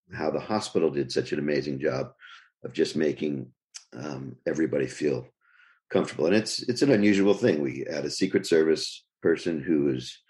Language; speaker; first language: English; native; English